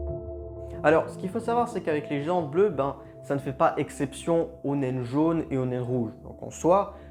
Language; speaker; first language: French; native; French